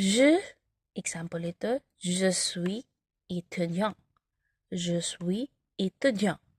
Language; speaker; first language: French; non-native, learner; Filipino